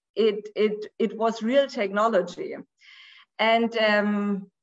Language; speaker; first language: English; non-native, fluent; Portuguese